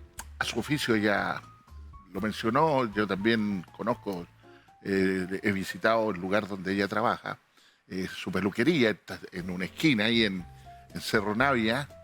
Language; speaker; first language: Spanish; native; Spanish